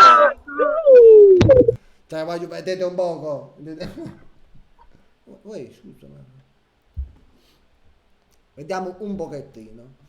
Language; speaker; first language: Italian; native; Italian